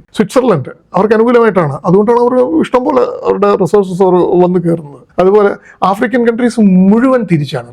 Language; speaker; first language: Malayalam; native; Malayalam